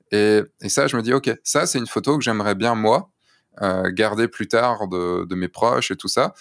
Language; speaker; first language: French; native; French